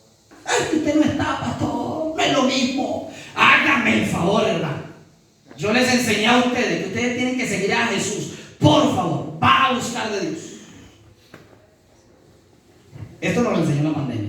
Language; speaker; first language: Spanish; native; Spanish